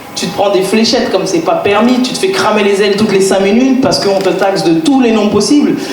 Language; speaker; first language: French; native; French